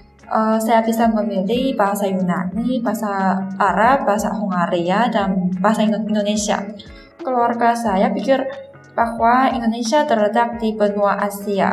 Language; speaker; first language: Indonesian; non-native, fluent; Chinese